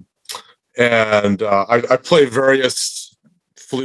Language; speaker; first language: English; native; English